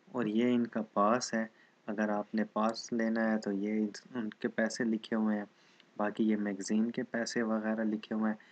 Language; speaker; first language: Urdu; non-native, local second language; Saraiki